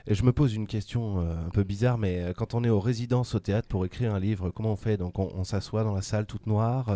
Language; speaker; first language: French; native; French